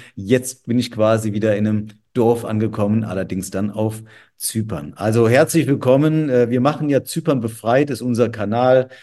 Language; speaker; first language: German; native; German